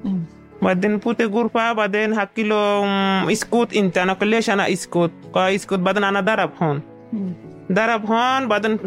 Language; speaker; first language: Arabic; non-native, learner; Bangla